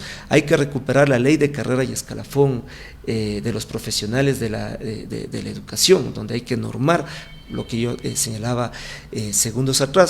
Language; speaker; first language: Spanish; native; Spanish